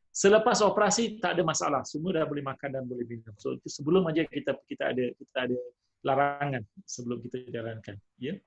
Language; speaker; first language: Malay; non-native, local second language; Tamil